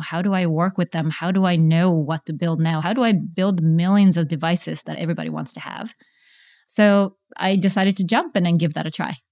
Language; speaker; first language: English; non-native, fluent; Japanese